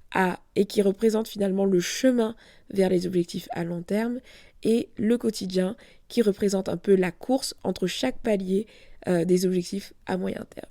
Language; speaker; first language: French; native; French